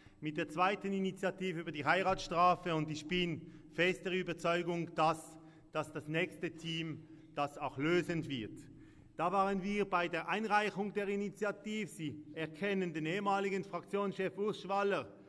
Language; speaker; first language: German; non-native, local second language; French